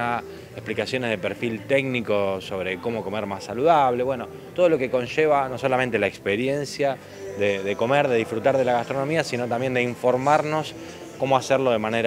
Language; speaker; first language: Spanish; native; Spanish